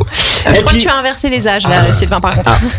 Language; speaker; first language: French; native; French